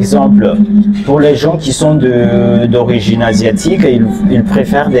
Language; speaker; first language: French; non-native, fluent; Chinese